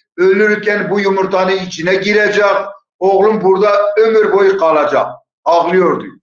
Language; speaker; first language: Turkish; non-native, local second language; Zaza